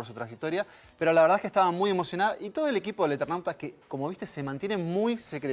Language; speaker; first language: Spanish; native; Spanish